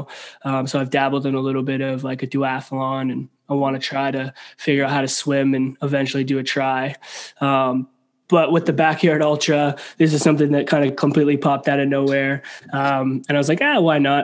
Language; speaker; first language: English; native; English